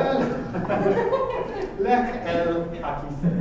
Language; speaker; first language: Hebrew; non-native, fluent; English